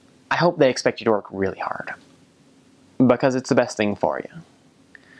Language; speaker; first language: English; native; English